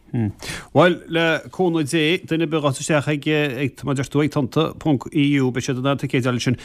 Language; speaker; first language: Irish; native; Irish